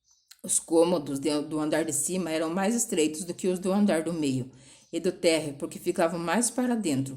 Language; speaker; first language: Portuguese; native; Portuguese